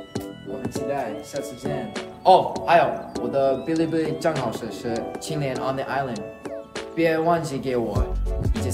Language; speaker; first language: Chinese; non-native, fluent; English